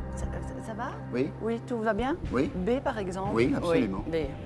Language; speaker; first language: French; native; French